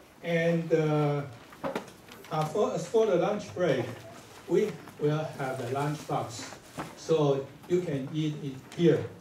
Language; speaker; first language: English; non-native, fluent; Chinese